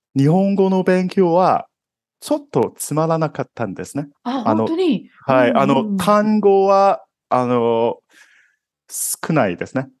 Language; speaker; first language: Japanese; non-native, fluent; Cantonese